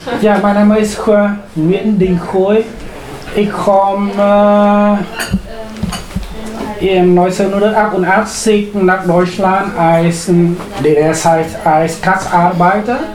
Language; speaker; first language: German; non-native, learner; Vietnamese